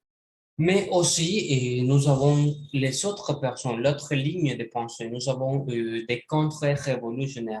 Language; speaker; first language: French; non-native, learner; Spanish